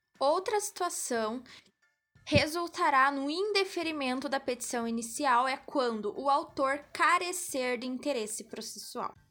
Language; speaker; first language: Portuguese; native; Portuguese